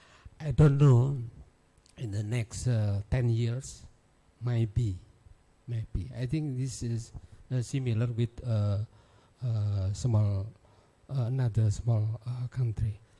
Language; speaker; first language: English; non-native, learner; Indonesian